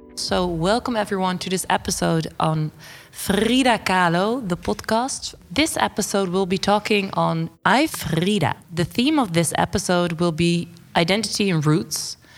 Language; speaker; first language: English; non-native, fluent; Dutch